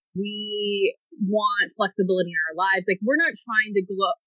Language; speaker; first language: English; native; English